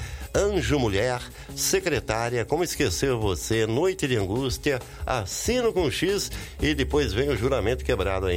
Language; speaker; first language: Portuguese; native; Portuguese